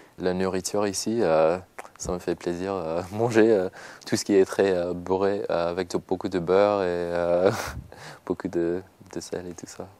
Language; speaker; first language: French; non-native, learner; English